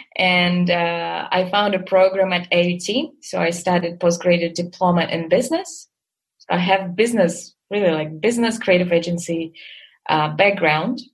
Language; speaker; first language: English; non-native, fluent; Russian